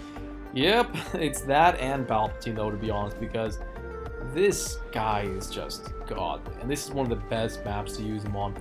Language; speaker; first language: English; native; English